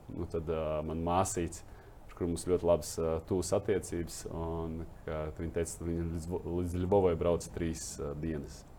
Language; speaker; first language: Latvian; non-native, local second language; Russian